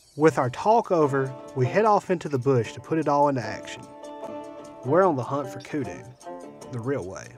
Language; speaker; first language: English; native; English